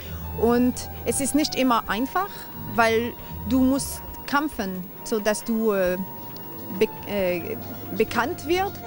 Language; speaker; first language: German; non-native, learner; French